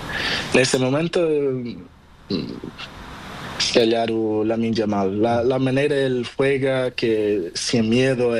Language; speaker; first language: Spanish; non-native, learner; Portuguese